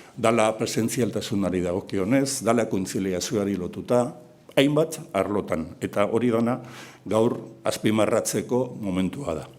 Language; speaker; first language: Basque; native; Basque